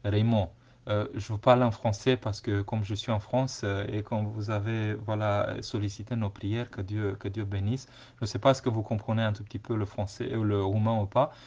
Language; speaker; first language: French; non-native, fluent; Romanian